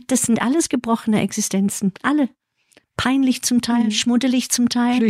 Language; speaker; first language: German; early bilingual, heritage; English